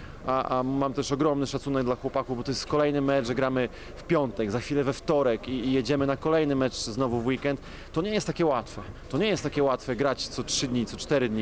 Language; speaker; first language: Polish; native; Polish